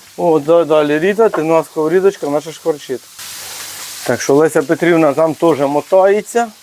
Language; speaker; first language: Ukrainian; native; Ukrainian